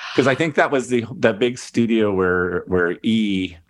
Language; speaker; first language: English; native; English